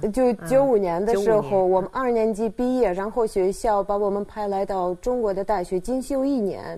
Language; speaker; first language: Chinese; non-native, fluent; Russian